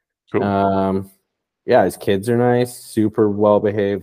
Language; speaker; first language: English; native; English